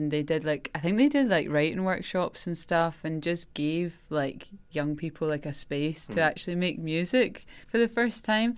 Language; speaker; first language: English; native; English